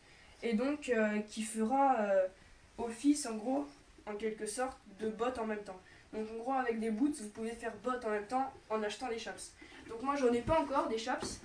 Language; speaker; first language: French; native; French